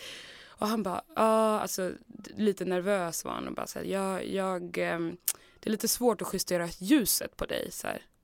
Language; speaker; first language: Swedish; native; Swedish